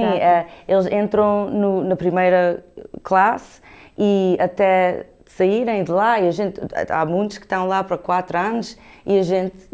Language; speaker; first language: Portuguese; early bilingual, heritage; Portuguese